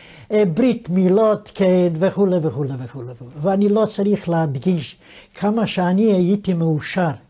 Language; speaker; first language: Hebrew; non-native, fluent; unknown